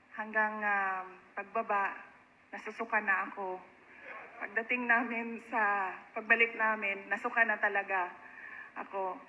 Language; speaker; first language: Filipino; non-native, local second language; Cebuano